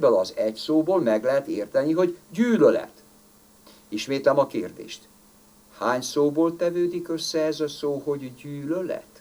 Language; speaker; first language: Hungarian; native; Hungarian